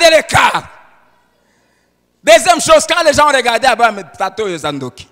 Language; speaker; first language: French; non-native, local second language; Lingala